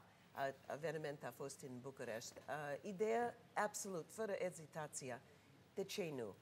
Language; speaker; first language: Romanian; non-native, learner; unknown